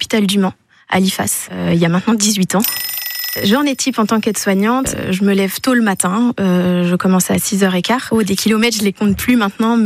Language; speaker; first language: French; native; French